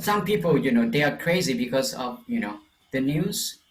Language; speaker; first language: English; non-native, fluent; Lao